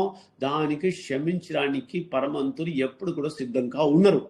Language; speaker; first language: Telugu; non-native, learner; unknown